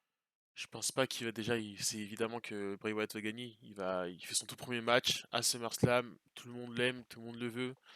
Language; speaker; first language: French; native; French